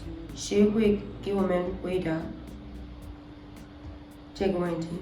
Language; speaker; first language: Chinese; non-native, learner; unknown